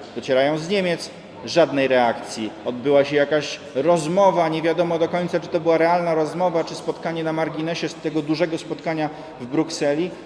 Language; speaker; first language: Polish; native; Polish